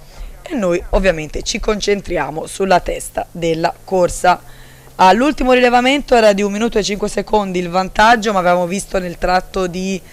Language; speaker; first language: Italian; native; Italian